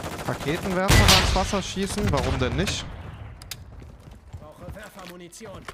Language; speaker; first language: German; native; German